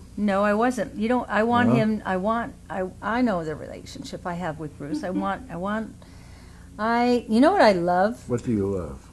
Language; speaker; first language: English; native; English